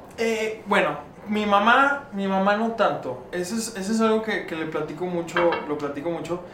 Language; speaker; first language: Spanish; native; Spanish